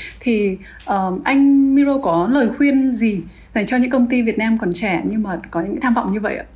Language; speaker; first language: Vietnamese; native; Vietnamese